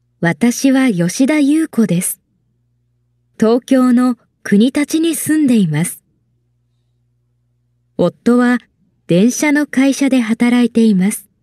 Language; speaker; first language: Japanese; non-native, learner; Filipino